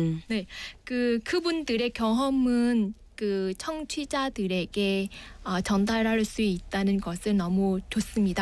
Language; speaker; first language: Korean; non-native, fluent; Vietnamese